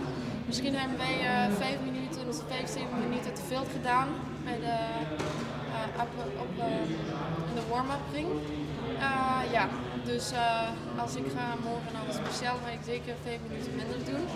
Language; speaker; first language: Dutch; non-native, fluent; French